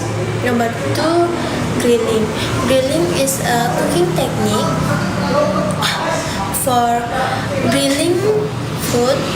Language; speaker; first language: English; non-native, learner; Indonesian